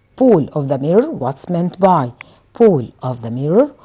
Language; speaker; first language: English; non-native, fluent; Arabic